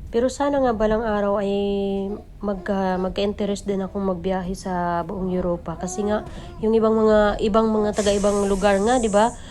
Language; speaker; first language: Filipino; native; Filipino